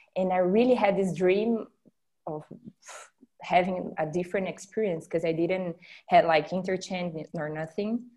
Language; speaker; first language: English; non-native, fluent; Portuguese